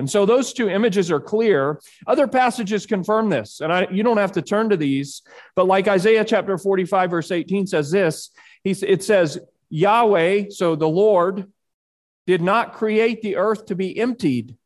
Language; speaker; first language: English; early bilingual, other home language; Spanish